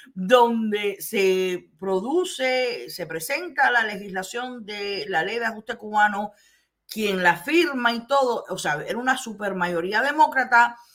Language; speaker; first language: Spanish; early bilingual, heritage; Spanish